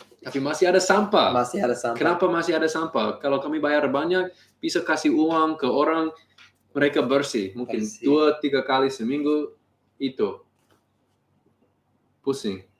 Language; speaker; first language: Indonesian; non-native, learner; English